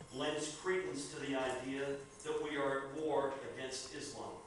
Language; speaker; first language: English; native; English